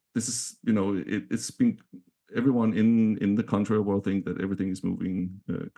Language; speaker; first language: English; non-native, fluent; Danish